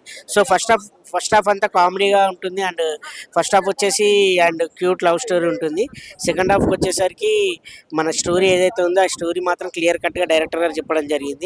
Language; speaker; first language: Telugu; native; Telugu